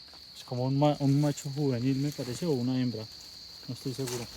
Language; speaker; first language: Spanish; native; Spanish